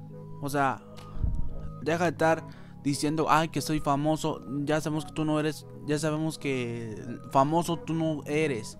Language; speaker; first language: Spanish; native; Spanish